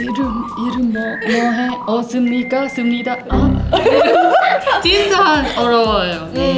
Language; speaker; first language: Korean; non-native, learner; Thai